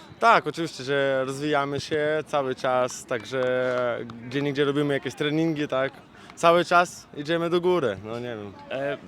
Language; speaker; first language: Polish; non-native, learner; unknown